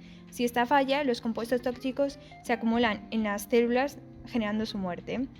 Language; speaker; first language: Spanish; native; Spanish